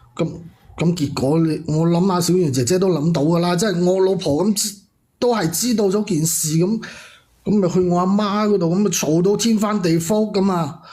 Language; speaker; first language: Cantonese; non-native, local second language; Min Nan Chinese